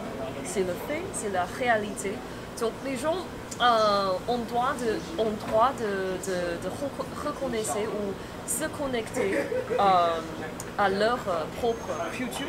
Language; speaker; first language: French; non-native, fluent; Chinese